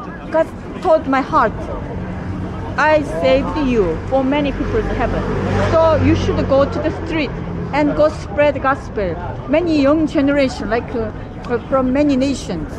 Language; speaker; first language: English; non-native, learner; Korean